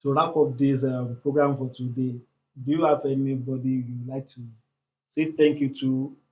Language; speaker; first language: English; non-native, local second language; Yoruba